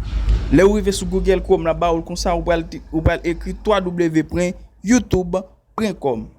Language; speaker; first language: French; non-native, learner; Haitian Creole